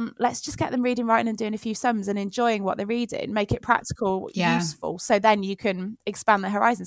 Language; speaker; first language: English; native; English